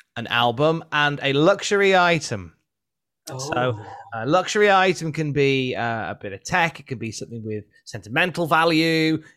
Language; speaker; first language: English; native; English